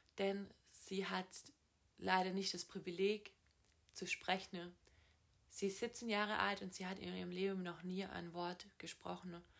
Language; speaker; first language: German; native; German